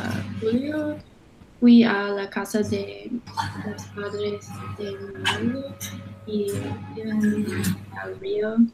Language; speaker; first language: Spanish; non-native, learner; English